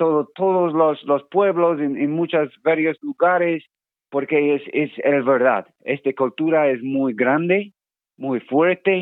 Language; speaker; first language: Spanish; non-native, learner; English